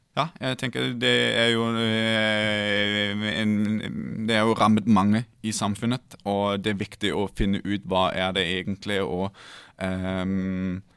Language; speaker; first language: Norwegian; non-native, fluent; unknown